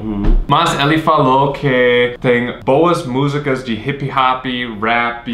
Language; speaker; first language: Portuguese; non-native, fluent; English